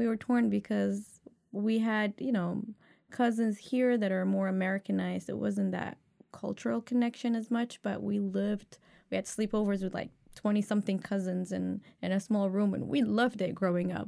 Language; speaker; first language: English; non-native, fluent; Arabic